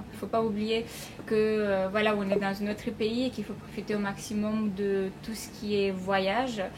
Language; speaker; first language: French; non-native, fluent; Romanian